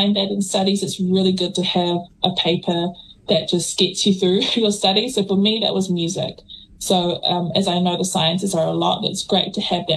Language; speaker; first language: English; native; English